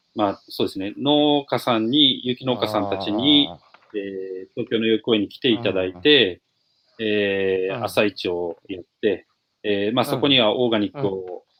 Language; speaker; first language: Japanese; native; Japanese